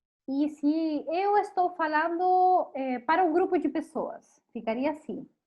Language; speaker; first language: Portuguese; non-native, fluent; Spanish